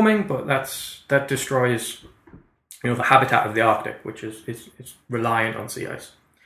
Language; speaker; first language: English; native; English